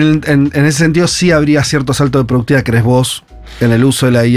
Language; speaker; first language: Spanish; native; Spanish